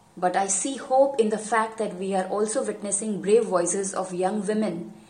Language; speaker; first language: English; non-native, local second language; Hindi